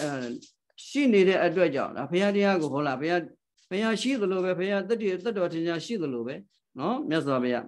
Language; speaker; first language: Burmese; native; Burmese